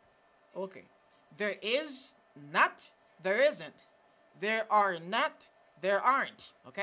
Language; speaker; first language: English; non-native, fluent; Haitian Creole